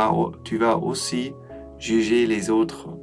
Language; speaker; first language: French; non-native, learner; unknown